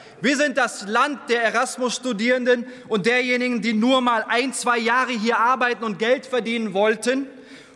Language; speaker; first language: German; early bilingual, other home language; Turkish